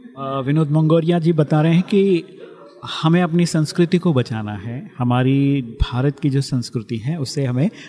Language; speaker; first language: Hindi; native; Hindi